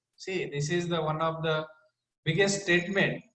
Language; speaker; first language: English; non-native, local second language; Marathi